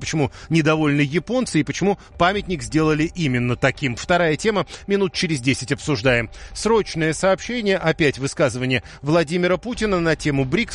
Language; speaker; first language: Russian; native; Russian